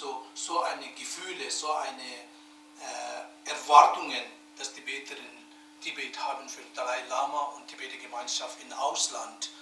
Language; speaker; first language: German; non-native, learner; Tibetan